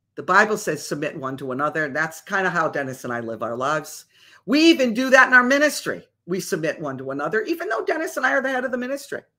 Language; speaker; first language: English; native; English